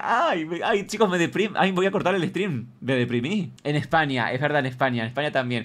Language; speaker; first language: Spanish; native; Spanish